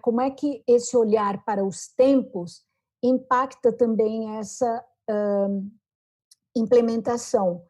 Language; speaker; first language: Portuguese; native; Portuguese